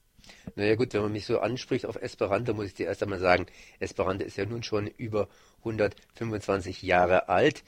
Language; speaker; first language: German; native; German